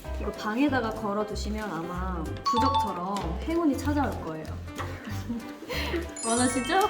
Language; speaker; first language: Korean; native; Korean